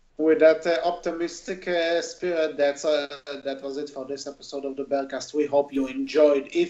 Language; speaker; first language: English; native; English